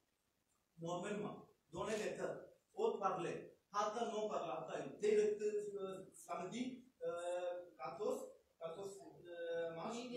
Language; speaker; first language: French; non-native, learner; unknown